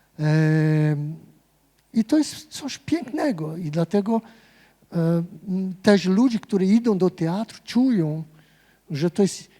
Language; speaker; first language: Polish; non-native, fluent; Portuguese